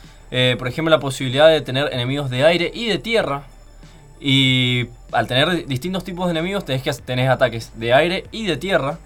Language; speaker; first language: Spanish; native; Spanish